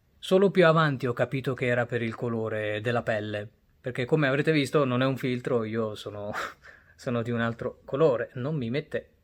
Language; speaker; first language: Italian; early bilingual, other home language; Bangla